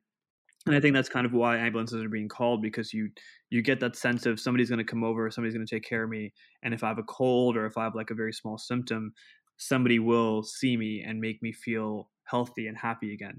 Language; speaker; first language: English; non-native, local second language; Urdu